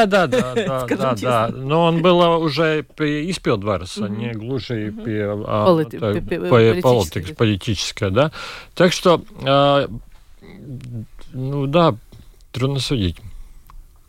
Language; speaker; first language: Russian; non-native, local second language; Latvian